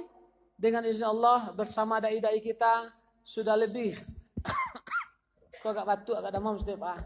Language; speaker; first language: Indonesian; non-native, local second language; Minangkabau